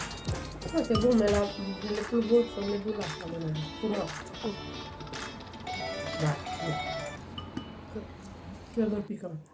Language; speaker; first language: French; non-native, learner; Romanian